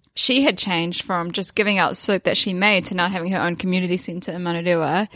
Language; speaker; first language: English; native; English